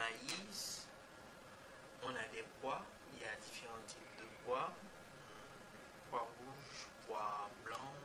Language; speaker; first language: French; non-native, local second language; Haitian Creole